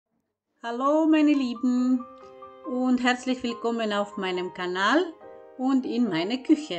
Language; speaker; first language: German; non-native, fluent; Croatian